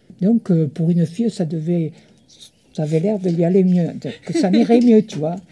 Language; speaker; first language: French; early bilingual, other home language; Italian